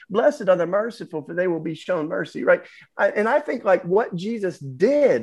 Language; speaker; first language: English; native; English